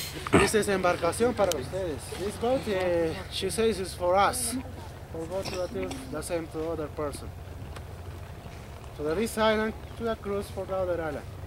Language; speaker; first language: English; non-native, learner; Spanish